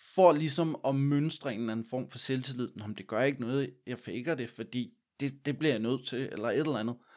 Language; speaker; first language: Danish; native; Danish